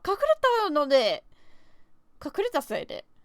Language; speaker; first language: Japanese; non-native, learner; English